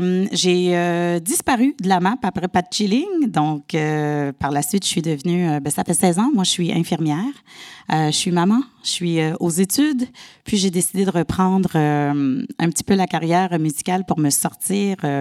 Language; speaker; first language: French; native; French